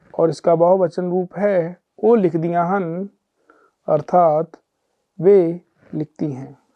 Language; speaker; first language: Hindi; non-native, local second language; Punjabi